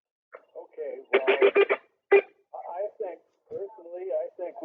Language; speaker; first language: English; native; English